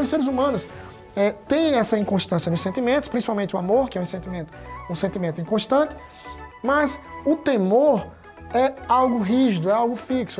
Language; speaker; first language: Portuguese; native; Portuguese